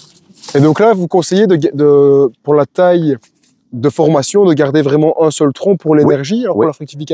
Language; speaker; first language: French; native; French